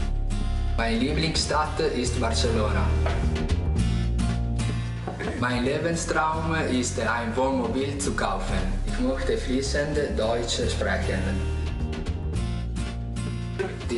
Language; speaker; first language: German; non-native, learner; Italian